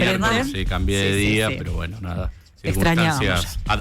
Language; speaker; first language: Spanish; native; Spanish